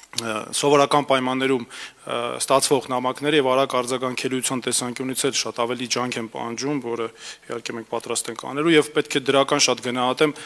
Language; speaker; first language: Armenian; native; Armenian